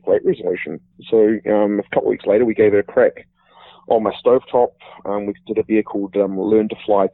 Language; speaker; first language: English; native; English